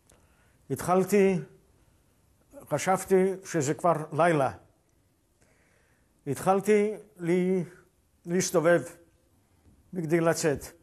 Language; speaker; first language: Hebrew; non-native, fluent; Yiddish